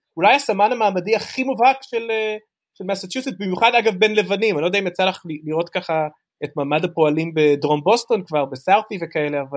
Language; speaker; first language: Hebrew; native; Hebrew